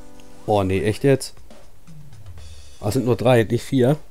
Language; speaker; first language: German; native; German